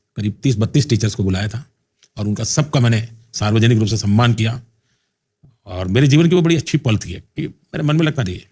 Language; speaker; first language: Hindi; non-native, local second language; Gujarati